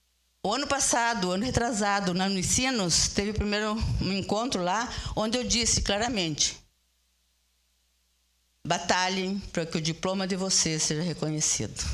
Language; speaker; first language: Portuguese; early bilingual, other home language; Spanish